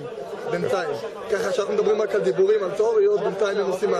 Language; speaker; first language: Hebrew; native; Hebrew